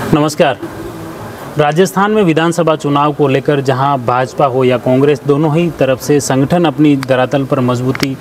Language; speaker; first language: Hindi; native; Hindi